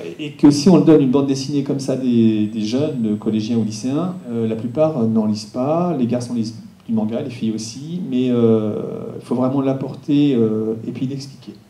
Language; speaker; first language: French; native; French